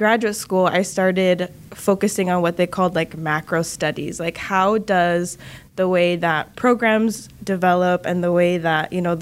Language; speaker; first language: English; native; English